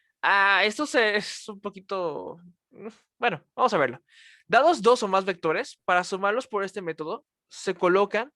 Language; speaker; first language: Spanish; native; Spanish